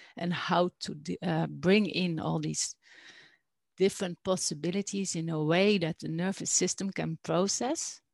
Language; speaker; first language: English; non-native, fluent; Dutch